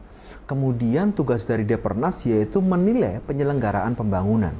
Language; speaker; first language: Indonesian; native; Indonesian